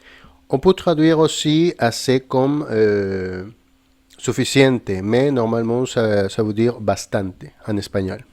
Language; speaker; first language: French; non-native, fluent; Spanish